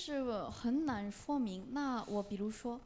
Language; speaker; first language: Chinese; non-native, learner; Korean